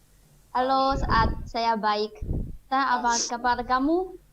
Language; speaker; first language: Indonesian; non-native, fluent; Chinese